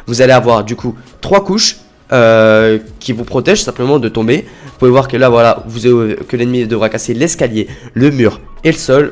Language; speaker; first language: French; native; French